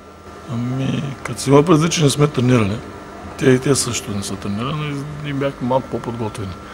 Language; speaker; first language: Bulgarian; native; Bulgarian